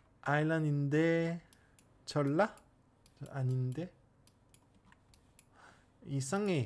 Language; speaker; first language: Korean; non-native, learner; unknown